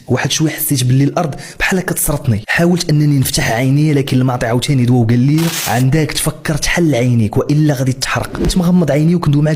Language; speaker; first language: Arabic; native; Arabic